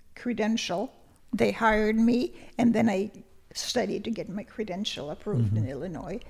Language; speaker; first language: English; early bilingual, other home language; Lithuanian